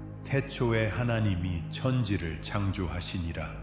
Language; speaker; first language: Korean; native; Korean